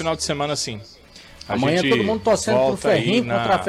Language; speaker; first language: Portuguese; native; Portuguese